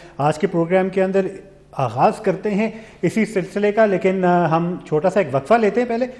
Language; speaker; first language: Urdu; non-native, local second language; Pashto